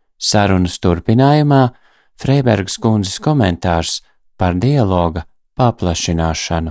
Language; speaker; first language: Latvian; native; Latvian